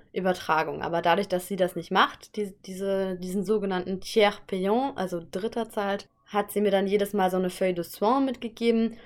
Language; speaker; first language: German; native; German